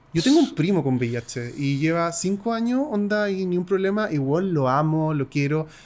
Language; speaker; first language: Spanish; native; Spanish